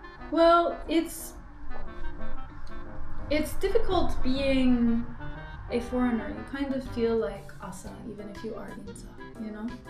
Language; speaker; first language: English; native; English